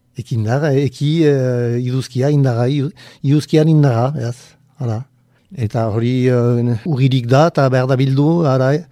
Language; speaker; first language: Basque; native; Basque